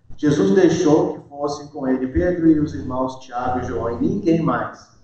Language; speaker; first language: Portuguese; early bilingual, heritage; Portuguese